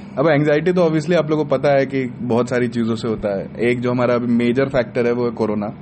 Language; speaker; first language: Hindi; native; Hindi